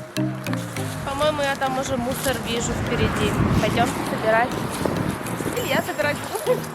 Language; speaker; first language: Russian; early bilingual, heritage; Russian